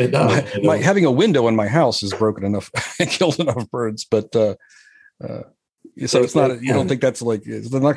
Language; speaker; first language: English; native; English